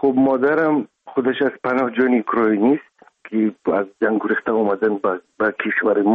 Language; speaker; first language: Persian; non-native, local second language; Russian